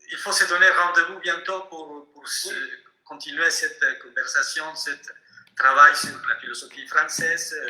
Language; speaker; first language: French; non-native, fluent; Spanish